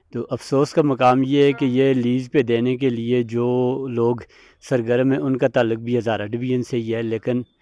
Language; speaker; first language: Urdu; non-native, local second language; Northern Hindko